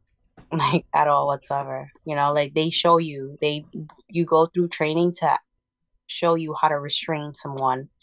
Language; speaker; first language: English; early bilingual, other home language; Spanish